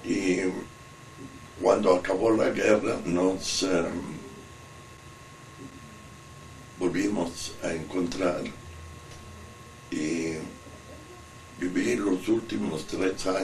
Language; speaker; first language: Spanish; non-native, fluent; Italian